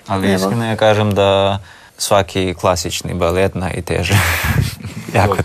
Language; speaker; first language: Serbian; non-native, learner; Russian